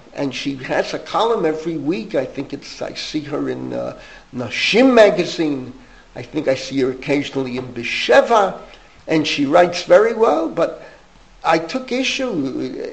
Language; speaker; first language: English; native; English